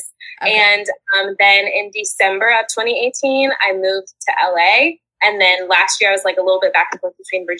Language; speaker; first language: English; native; English